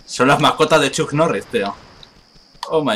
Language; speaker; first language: Spanish; native; Spanish